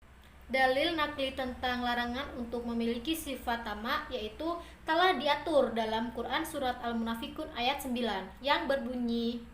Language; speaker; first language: Indonesian; native; Indonesian